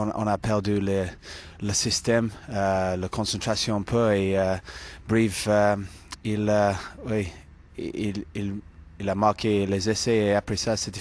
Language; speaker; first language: French; non-native, fluent; English